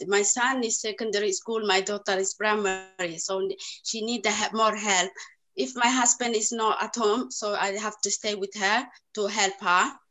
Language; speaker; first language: English; non-native, learner; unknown